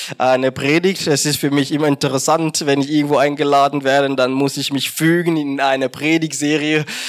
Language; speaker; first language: German; non-native, fluent; French